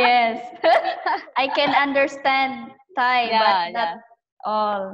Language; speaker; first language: English; non-native, learner; Thai